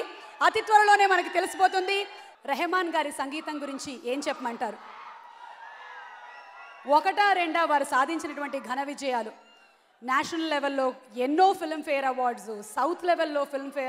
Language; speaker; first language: Telugu; native; Telugu